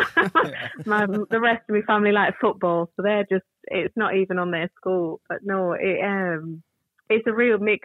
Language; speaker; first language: English; native; English